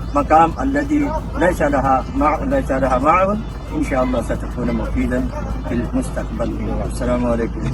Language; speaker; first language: Arabic; non-native, learner; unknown